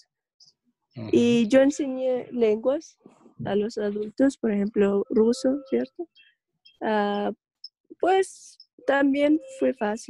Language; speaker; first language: Spanish; non-native, learner; Russian